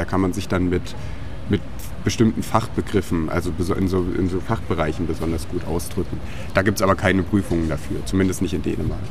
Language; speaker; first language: German; native; German